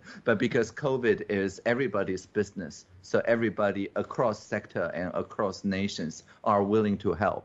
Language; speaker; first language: English; non-native, fluent; Chinese